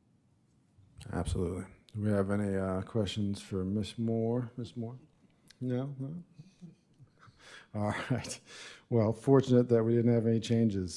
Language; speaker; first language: English; native; English